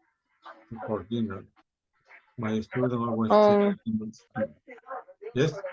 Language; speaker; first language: English; non-native, learner; Spanish